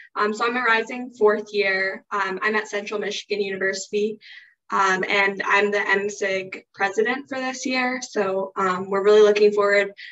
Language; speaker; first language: English; native; English